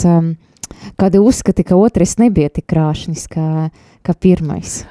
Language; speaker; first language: Latvian; non-native, local second language; Russian